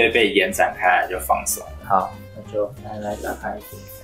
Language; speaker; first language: Chinese; native; Chinese